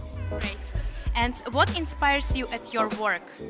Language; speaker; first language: English; non-native, learner; Russian